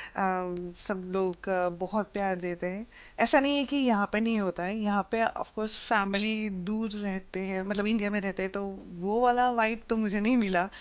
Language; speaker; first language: Hindi; non-native, local second language; Assamese